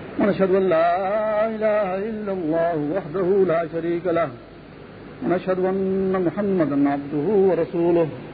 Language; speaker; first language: Urdu; native; Urdu